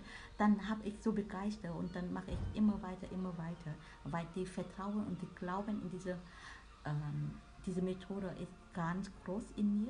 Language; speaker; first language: German; non-native, learner; Vietnamese